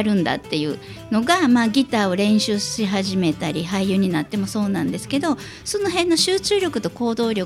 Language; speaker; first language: Japanese; native; Japanese